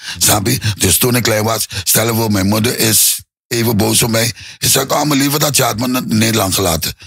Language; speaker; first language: Dutch; non-native, local second language; Papiamento